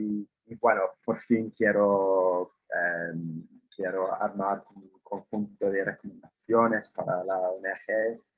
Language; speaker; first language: Spanish; non-native, fluent; English